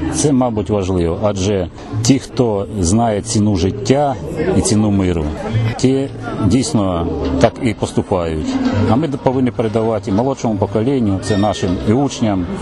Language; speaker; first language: Ukrainian; native; Ukrainian